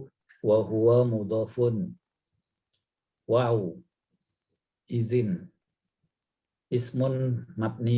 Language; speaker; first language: Arabic; non-native, learner; Indonesian